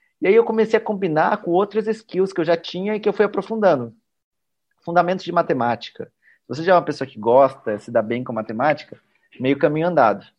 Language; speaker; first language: Portuguese; native; Portuguese